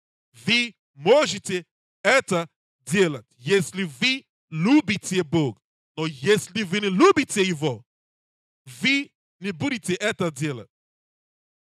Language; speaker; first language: Russian; non-native, learner; English